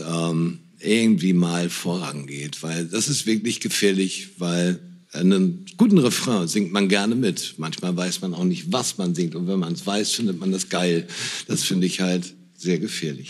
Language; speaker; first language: German; native; German